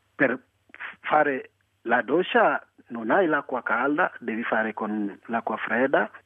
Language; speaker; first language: Italian; non-native, fluent; Wolof